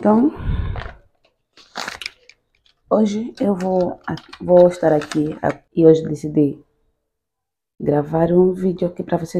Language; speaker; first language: Portuguese; native; Portuguese